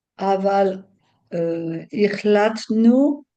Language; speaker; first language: Hebrew; non-native, learner; French